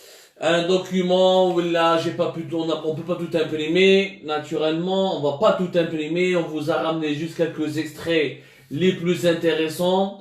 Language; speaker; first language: French; non-native, local second language; Arabic